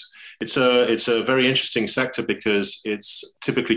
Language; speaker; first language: English; native; English